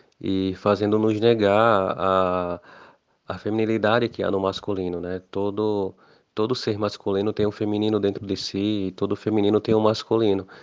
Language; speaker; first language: Portuguese; native; Portuguese